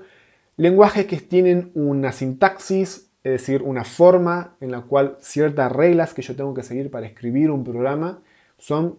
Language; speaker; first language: Spanish; native; Spanish